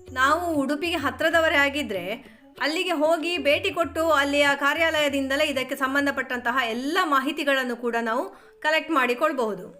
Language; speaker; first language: Kannada; native; Kannada